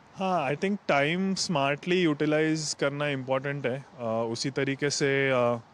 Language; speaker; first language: Hindi; non-native, local second language; Marathi